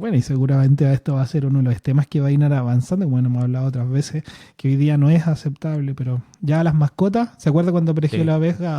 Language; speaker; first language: Spanish; native; Spanish